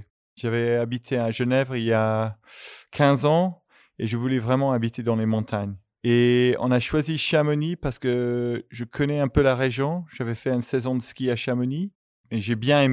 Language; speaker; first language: French; non-native, fluent; English